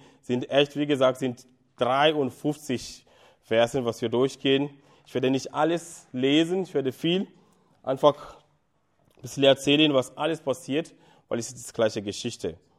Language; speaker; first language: German; non-native, fluent; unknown